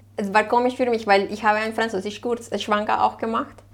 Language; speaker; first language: German; non-native, fluent; Spanish